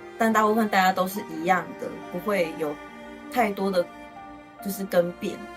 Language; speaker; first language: Chinese; native; Chinese